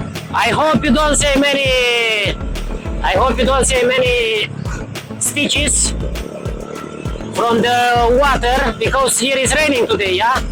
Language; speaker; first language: English; non-native, learner; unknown